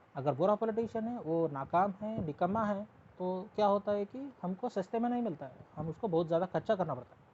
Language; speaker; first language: Hindi; non-native, local second language; Telugu